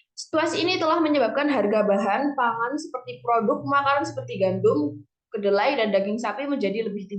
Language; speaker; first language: Indonesian; native; Indonesian